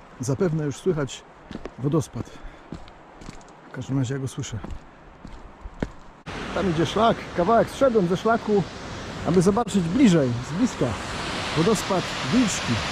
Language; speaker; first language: Polish; native; Polish